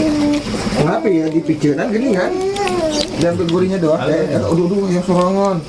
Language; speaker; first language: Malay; non-native, local second language; Sundanese